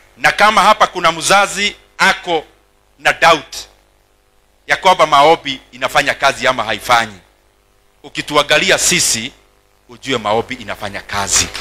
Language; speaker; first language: Swahili; non-native, local second language; Kikuyu